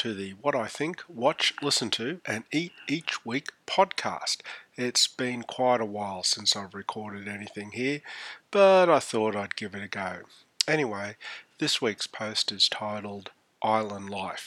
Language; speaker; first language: English; native; English